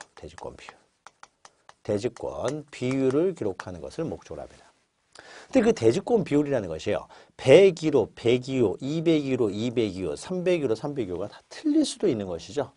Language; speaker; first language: Korean; native; Korean